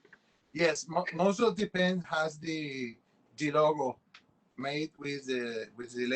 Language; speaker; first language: English; non-native, local second language; Spanish